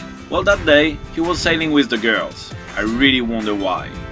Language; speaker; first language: English; non-native, fluent; French